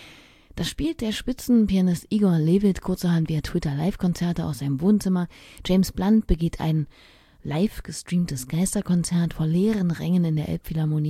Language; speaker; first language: German; native; German